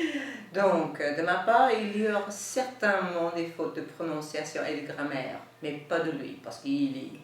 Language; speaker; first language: French; non-native, learner; English